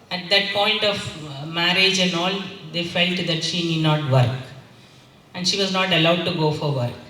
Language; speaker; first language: English; non-native, local second language; Malayalam